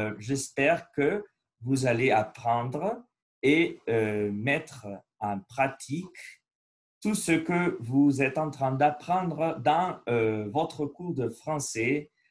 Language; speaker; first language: French; non-native, learner; Spanish